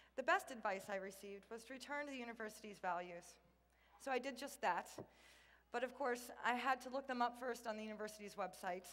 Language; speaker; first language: English; native; English